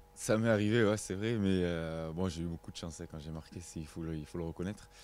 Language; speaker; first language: French; native; French